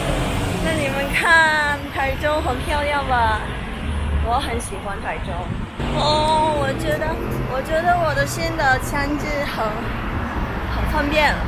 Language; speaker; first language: Chinese; non-native, fluent; Mongolian